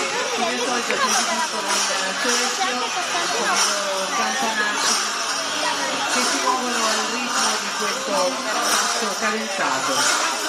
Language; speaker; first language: Italian; native; Italian